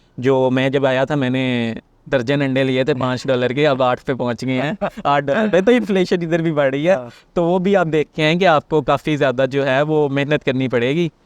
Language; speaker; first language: Urdu; non-native, local second language; Punjabi